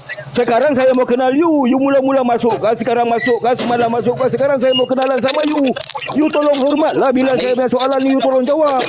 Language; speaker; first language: Malay; native; Malay